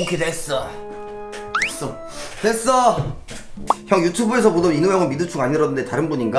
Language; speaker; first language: Korean; native; Korean